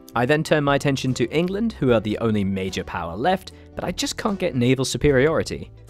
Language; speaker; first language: English; native; English